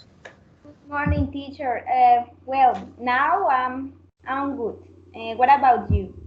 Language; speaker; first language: English; non-native, learner; Spanish